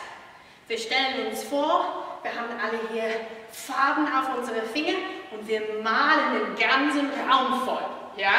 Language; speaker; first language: German; non-native, fluent; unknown